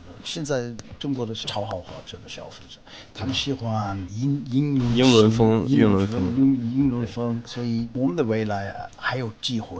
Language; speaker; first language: Chinese; non-native, fluent; German